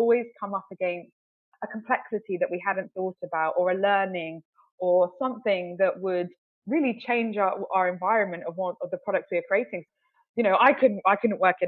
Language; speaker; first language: English; native; English